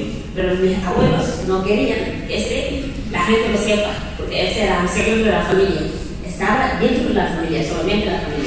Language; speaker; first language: Spanish; non-native, learner; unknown